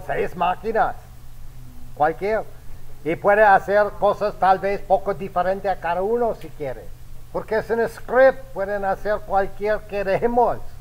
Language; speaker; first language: Spanish; non-native, fluent; English